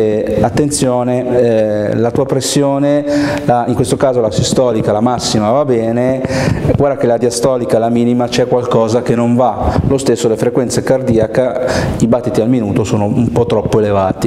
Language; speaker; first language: Italian; native; Italian